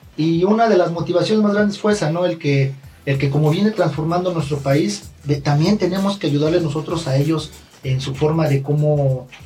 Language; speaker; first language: Spanish; native; Spanish